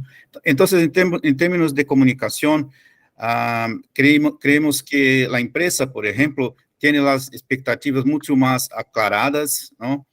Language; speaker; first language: Spanish; non-native, fluent; Portuguese